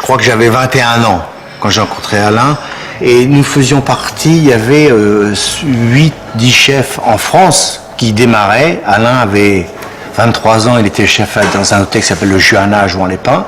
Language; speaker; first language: French; native; French